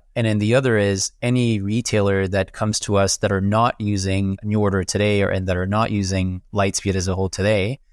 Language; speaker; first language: English; non-native, fluent; French